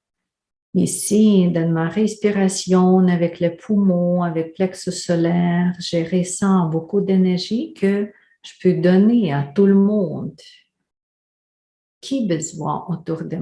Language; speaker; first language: French; non-native, fluent; Ukrainian